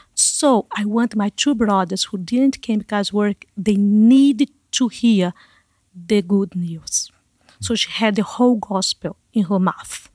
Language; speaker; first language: English; non-native, learner; Portuguese